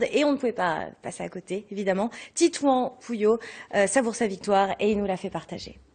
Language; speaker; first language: French; native; French